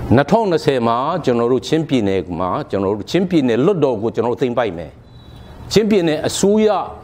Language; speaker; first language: Burmese; non-native, local second language; Hakha Chin